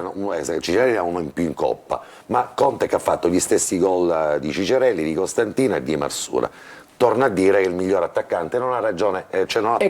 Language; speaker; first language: Italian; native; Italian